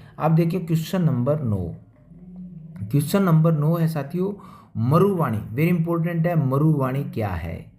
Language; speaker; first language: Hindi; native; Hindi